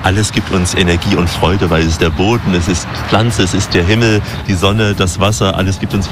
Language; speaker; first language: German; native; German